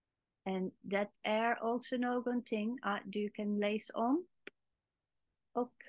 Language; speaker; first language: Swedish; non-native, learner; English